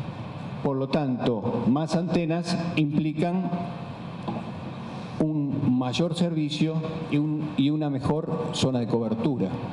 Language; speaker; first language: Spanish; native; Spanish